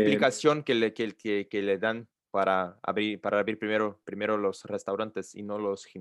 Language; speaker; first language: Spanish; non-native, learner; Portuguese